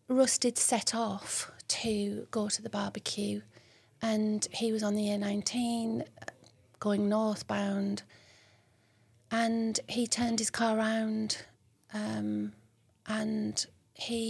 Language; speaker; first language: English; native; English